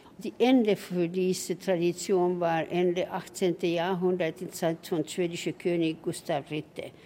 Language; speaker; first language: German; non-native, fluent; Swedish